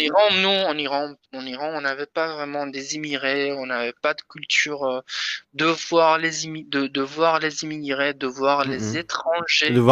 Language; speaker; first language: French; non-native, learner; Persian